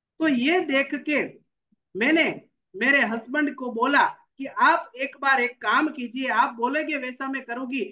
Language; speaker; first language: Hindi; non-native, local second language; Gujarati